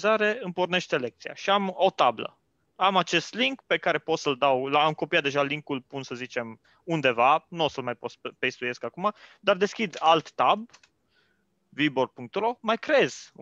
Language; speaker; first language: Romanian; native; Romanian